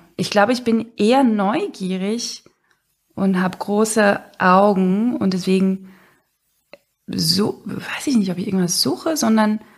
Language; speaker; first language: German; non-native, fluent; Portuguese